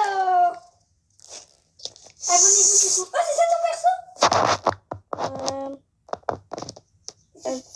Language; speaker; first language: French; native; French